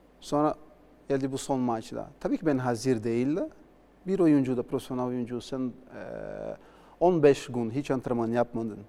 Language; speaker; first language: Turkish; non-native, learner; Portuguese